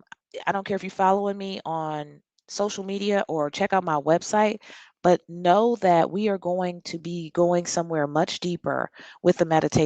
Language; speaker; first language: English; native; English